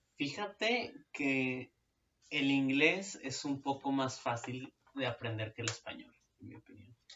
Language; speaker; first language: Spanish; native; Spanish